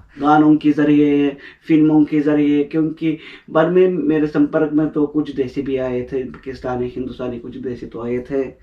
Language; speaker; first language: Hindi; non-native, fluent; Russian